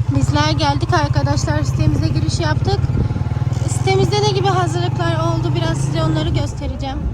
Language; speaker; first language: Turkish; native; Turkish